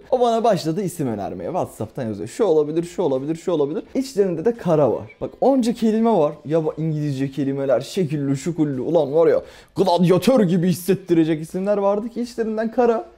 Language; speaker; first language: Turkish; native; Turkish